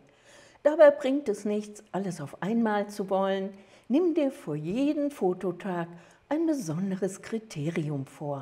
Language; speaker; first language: German; native; German